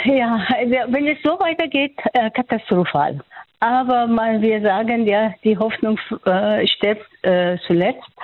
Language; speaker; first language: German; non-native, fluent; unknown